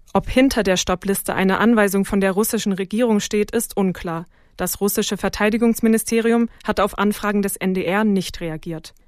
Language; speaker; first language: German; native; German